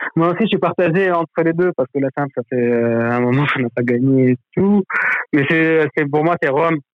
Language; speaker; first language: French; non-native, local second language; Arabic